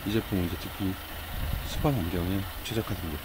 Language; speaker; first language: Korean; native; Korean